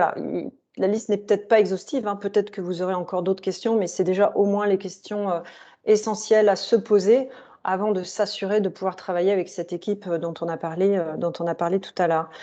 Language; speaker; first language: French; native; French